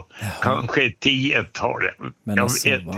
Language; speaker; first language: Swedish; native; Swedish